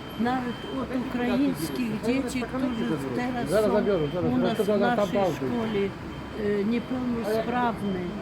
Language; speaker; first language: Polish; early bilingual, heritage; Polish